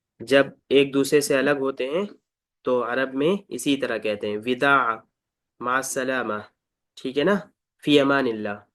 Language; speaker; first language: Urdu; native; Urdu